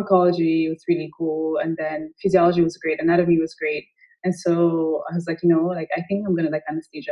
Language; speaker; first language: English; non-native, fluent; Amharic